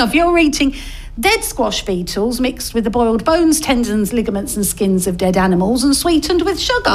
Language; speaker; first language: English; native; English